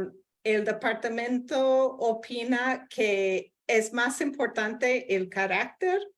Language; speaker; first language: Spanish; non-native, fluent; English